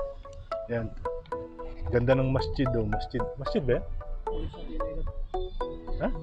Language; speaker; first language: Filipino; non-native, local second language; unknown